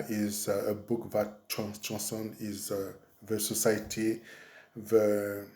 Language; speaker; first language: English; non-native, fluent; French